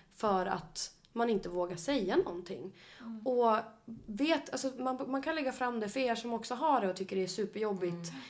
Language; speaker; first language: Swedish; native; Swedish